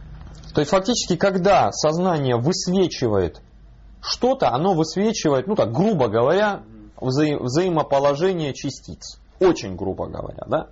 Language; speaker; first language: Russian; native; Russian